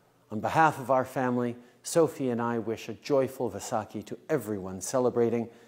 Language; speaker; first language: English; native; English